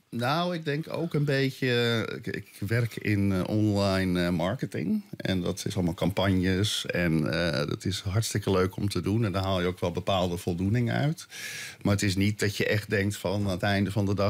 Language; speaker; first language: Dutch; native; Dutch